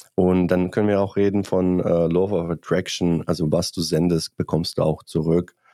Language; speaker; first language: German; non-native, fluent; Bosnian